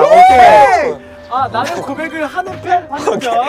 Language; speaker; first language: Korean; native; Korean